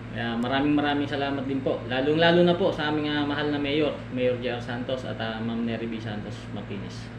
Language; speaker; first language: Filipino; native; Filipino